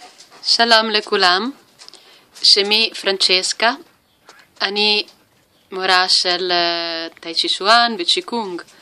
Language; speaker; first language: Hebrew; non-native, learner; Italian